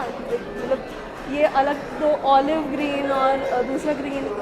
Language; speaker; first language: Hindi; native; Hindi